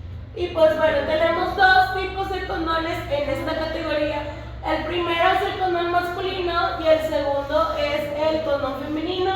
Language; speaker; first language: Spanish; native; Spanish